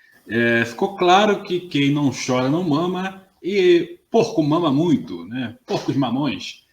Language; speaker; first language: Portuguese; native; Portuguese